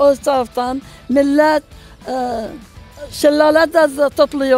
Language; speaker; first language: Turkish; non-native, local second language; Arabic